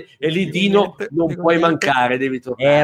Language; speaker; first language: Italian; native; Italian